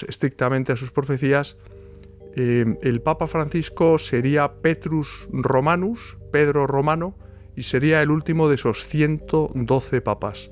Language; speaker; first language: Spanish; native; Spanish